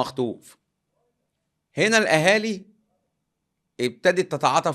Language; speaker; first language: Arabic; native; Arabic